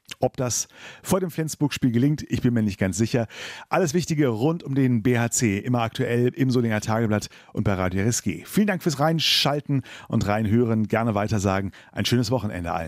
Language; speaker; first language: German; native; German